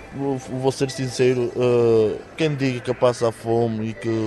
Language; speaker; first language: Portuguese; non-native, fluent; Romanian